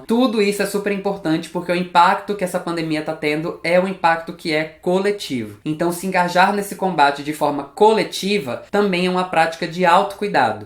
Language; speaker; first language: Portuguese; native; Portuguese